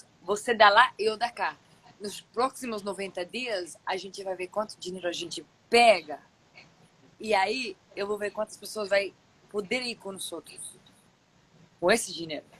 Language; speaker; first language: Portuguese; non-native, fluent; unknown